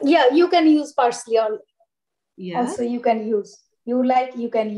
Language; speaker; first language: English; non-native, learner; Bangla